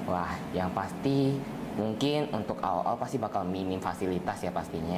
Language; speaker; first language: Indonesian; native; Indonesian